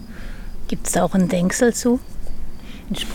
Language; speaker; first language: German; native; German